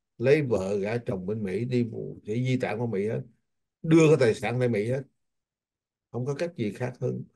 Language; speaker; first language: Vietnamese; native; Vietnamese